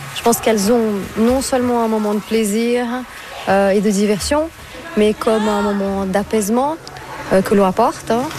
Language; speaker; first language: French; non-native, fluent; Portuguese